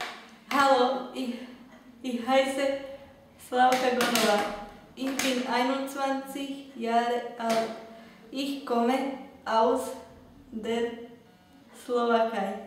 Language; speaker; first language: German; non-native, learner; Slovak